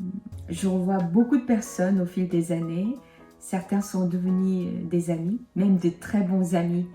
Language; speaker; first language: French; non-native, fluent; Korean